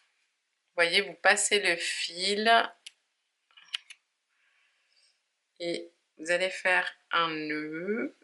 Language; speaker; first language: French; native; French